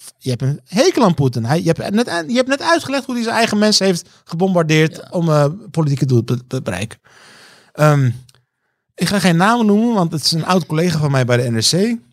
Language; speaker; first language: Dutch; early bilingual, other home language; Turkish